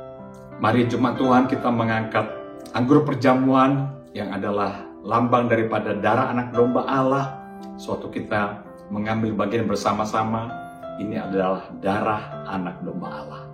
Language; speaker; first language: Indonesian; native; Indonesian